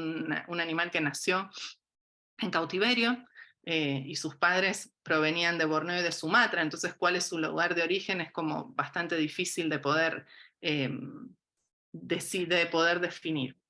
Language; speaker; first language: Spanish; native; Spanish